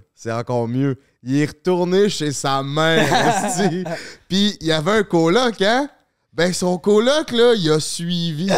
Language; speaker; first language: French; native; French